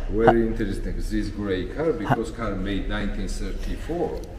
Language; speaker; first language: English; non-native, learner; Georgian